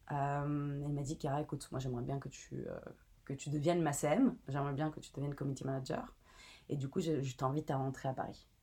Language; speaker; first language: French; non-native, fluent; Italian